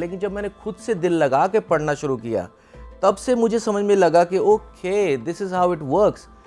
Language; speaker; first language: Hindi; non-native, local second language; Punjabi